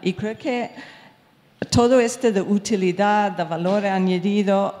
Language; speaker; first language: Spanish; non-native, fluent; English